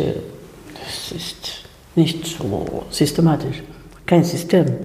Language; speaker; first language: German; non-native, fluent; Spanish